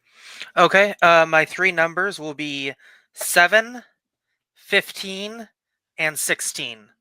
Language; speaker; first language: English; native; English